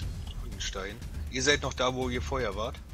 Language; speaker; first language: German; native; German